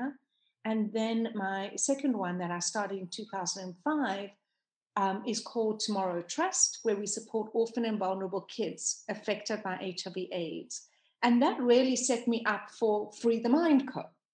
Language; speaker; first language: English; native; English